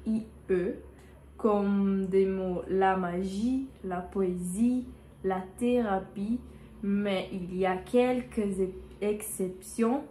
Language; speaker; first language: French; non-native, learner; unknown